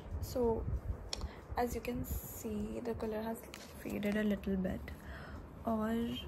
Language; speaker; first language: English; non-native, local second language; Hindi